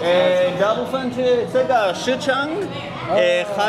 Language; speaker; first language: Chinese; non-native, learner; Hebrew